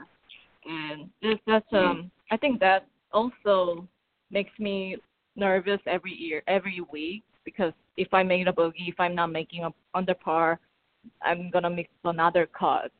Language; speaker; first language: English; non-native, fluent; Korean